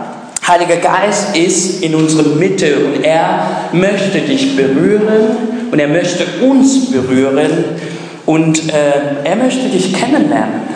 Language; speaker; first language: German; non-native, fluent; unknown